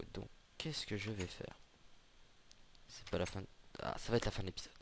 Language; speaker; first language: French; native; French